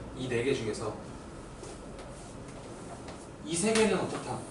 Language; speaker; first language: Korean; native; Korean